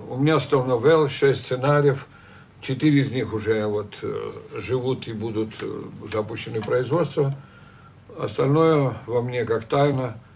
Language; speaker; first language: Russian; non-native, local second language; Armenian